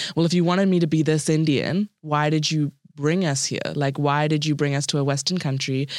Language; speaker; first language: English; native; English